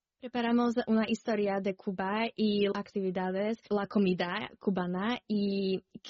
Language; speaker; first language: Spanish; non-native, learner; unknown